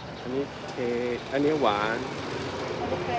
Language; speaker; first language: Thai; non-native, learner; Chinese